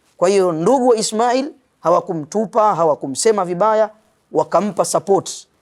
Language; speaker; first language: Swahili; native; Swahili